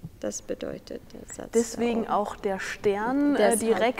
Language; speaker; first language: German; non-native, fluent; Syriac